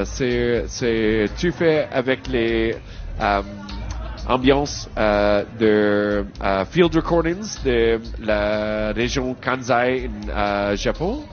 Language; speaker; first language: French; non-native, learner; English